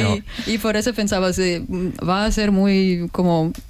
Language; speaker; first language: Spanish; non-native, learner; Russian